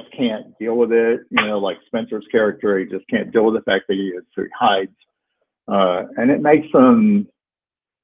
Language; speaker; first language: English; native; English